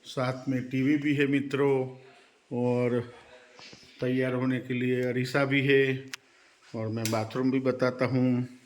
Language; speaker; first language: Hindi; non-native, local second language; Gujarati